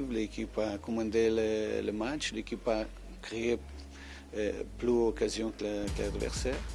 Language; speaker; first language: French; non-native, fluent; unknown